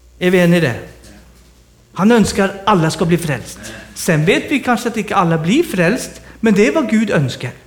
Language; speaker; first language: Swedish; native; Swedish